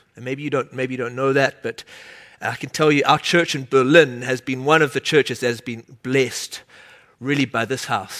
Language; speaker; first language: English; native; English